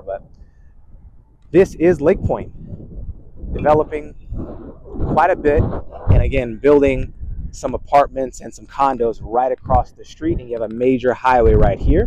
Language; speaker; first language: English; native; English